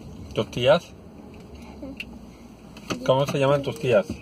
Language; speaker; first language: Spanish; native; Spanish